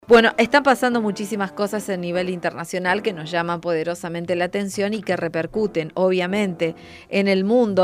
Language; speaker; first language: Spanish; native; Spanish